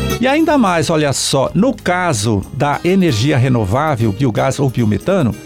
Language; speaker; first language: Portuguese; native; Portuguese